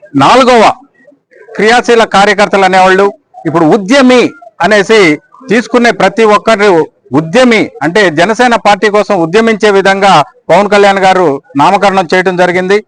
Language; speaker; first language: Telugu; native; Telugu